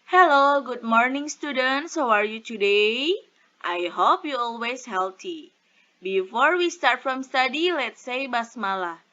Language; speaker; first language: English; non-native, fluent; Indonesian